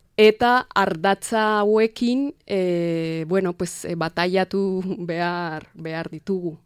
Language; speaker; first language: Basque; non-native, fluent; Spanish